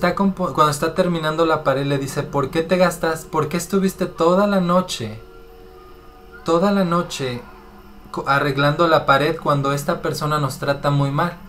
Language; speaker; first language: Spanish; native; Spanish